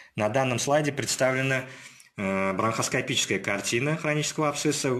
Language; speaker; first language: Russian; non-native, local second language; Uzbek